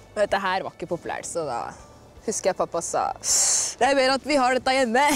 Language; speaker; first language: Norwegian; early bilingual, other home language; Kikuyu